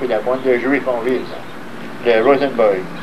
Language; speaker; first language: French; native; French